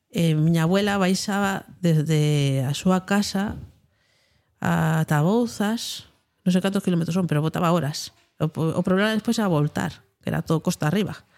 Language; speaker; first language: Galician; non-native, local second language; Spanish